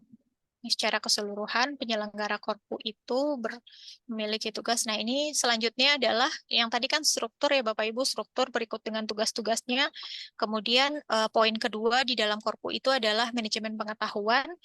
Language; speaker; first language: Indonesian; native; Indonesian